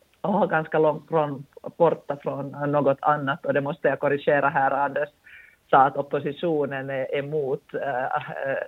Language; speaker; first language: Swedish; non-native, local second language; Finnish